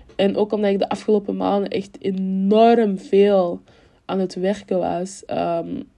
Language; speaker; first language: Dutch; early bilingual, other home language; French